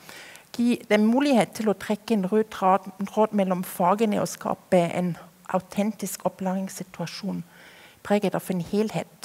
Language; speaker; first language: Norwegian; non-native, fluent; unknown